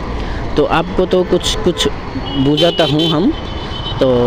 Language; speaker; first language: Hindi; non-native, learner; Bangla